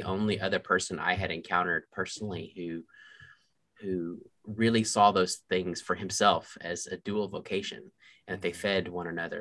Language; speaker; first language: English; native; English